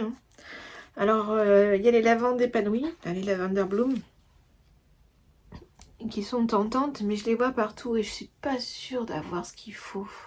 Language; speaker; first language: French; native; French